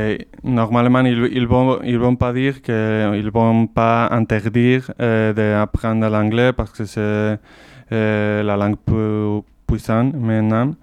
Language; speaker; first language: French; non-native, learner; Basque